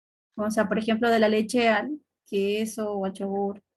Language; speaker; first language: Spanish; native; Spanish